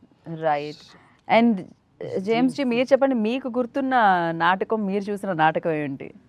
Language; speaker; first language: Telugu; native; Telugu